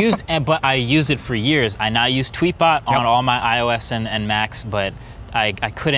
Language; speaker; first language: English; native; English